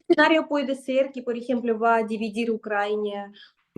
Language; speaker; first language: Spanish; non-native, fluent; Russian